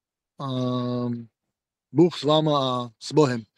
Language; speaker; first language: Czech; non-native, fluent; Hebrew